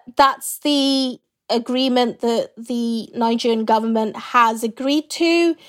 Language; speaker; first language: English; early bilingual, other home language; Yoruba